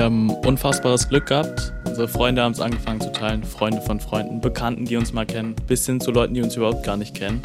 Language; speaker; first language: German; native; German